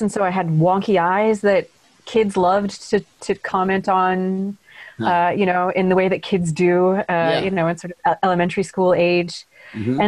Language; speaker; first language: English; native; English